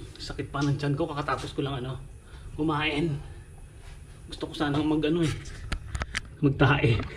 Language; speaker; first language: Filipino; non-native, local second language; Hiligaynon